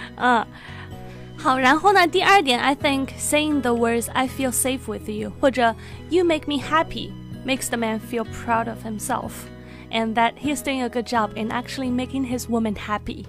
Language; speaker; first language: English; non-native, fluent; Chinese